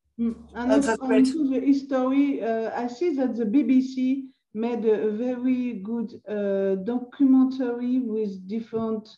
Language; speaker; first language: English; non-native, learner; French